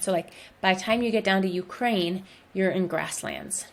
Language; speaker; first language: English; native; English